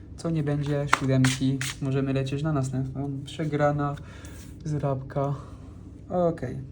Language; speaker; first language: Polish; non-native, fluent; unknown